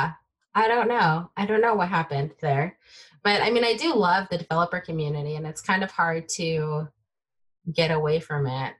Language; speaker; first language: English; early bilingual, other home language; Min Nan Chinese